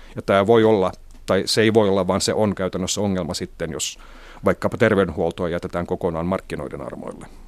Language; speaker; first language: Finnish; non-native, local second language; Swedish